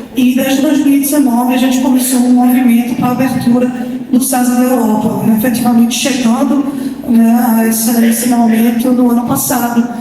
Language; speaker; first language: Portuguese; native; Portuguese